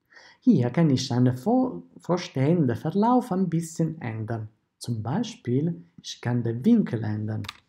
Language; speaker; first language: German; non-native, fluent; Italian